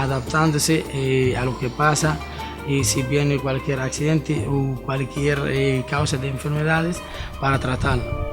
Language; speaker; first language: Spanish; non-native, fluent; Arabic